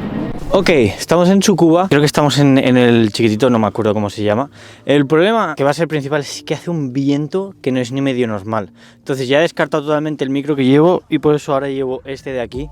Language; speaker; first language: Spanish; native; Spanish